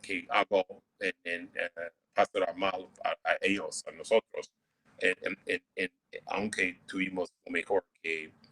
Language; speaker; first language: Spanish; non-native, fluent; English